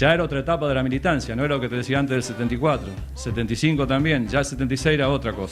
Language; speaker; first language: Spanish; native; Spanish